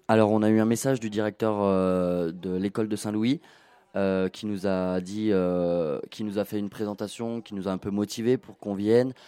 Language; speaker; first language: French; native; French